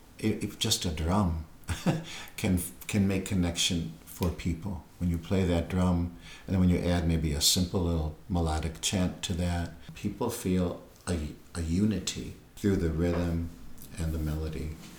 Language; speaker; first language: English; native; English